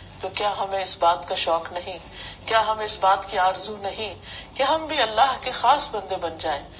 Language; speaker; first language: Urdu; native; Urdu